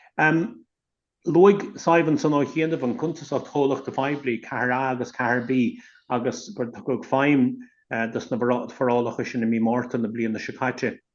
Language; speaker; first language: Irish; native; Irish